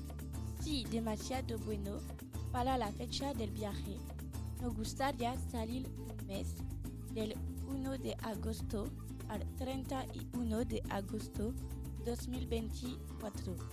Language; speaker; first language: Spanish; non-native, learner; French